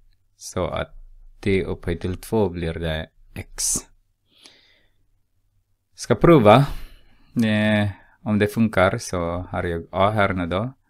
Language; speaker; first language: Swedish; non-native, fluent; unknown